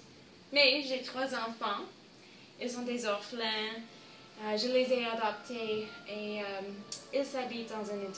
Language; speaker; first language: French; non-native, learner; English